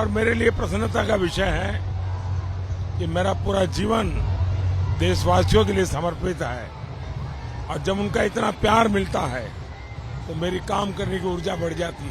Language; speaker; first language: Hindi; non-native, local second language; Gujarati